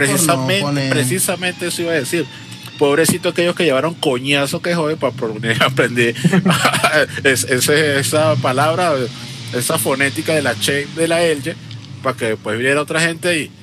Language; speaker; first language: Spanish; native; Spanish